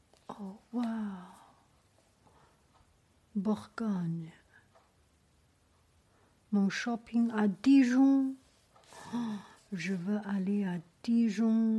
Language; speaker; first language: French; non-native, learner; Chinese